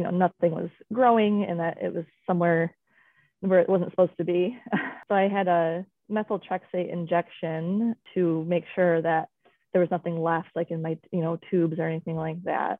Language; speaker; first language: English; native; English